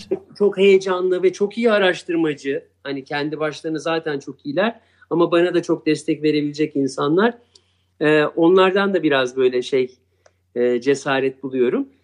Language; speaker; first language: Turkish; native; Turkish